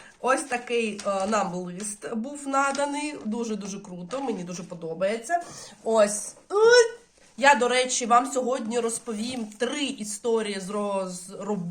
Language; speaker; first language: Ukrainian; non-native, local second language; Russian